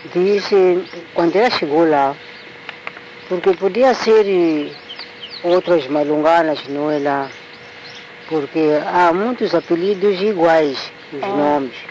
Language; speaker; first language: Portuguese; non-native, local second language; Tsonga